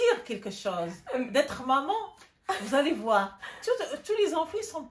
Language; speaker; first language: French; non-native, local second language; Arabic